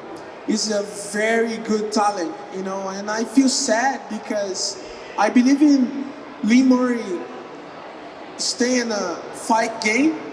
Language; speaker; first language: English; non-native, learner; Portuguese